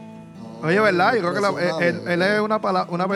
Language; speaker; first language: Spanish; native; Spanish